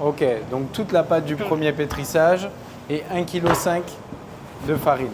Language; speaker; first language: French; native; French